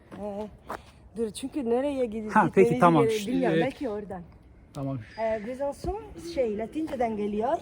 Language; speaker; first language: Turkish; non-native, fluent; Italian